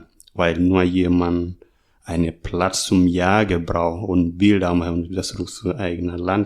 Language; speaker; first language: German; non-native, learner; Masai